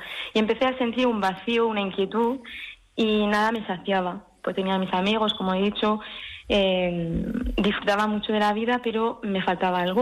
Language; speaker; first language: Spanish; early bilingual, heritage; French